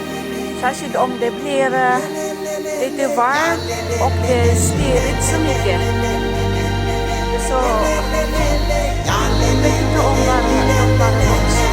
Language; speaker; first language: Swedish; non-native, learner; Filipino